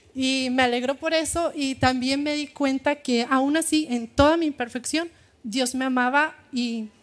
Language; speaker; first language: Spanish; native; Spanish